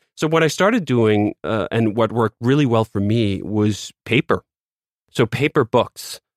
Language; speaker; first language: English; non-native, fluent; Danish